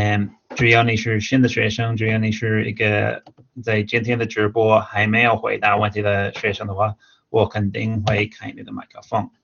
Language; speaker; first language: Chinese; non-native, fluent; English